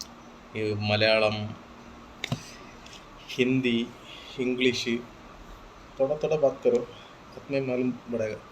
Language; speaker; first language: Hindi; non-native, local second language; Malayalam